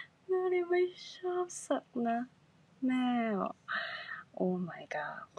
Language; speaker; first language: Thai; non-native, learner; Japanese